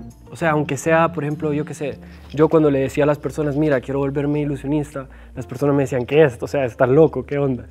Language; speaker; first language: Spanish; non-native, fluent; Italian